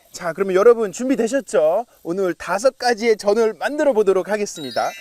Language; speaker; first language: Korean; non-native, fluent; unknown